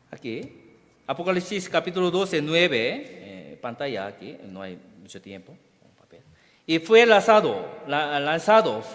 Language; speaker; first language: Spanish; non-native, learner; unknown